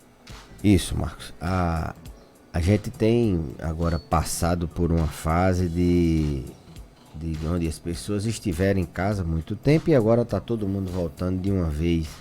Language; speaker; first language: Portuguese; native; Portuguese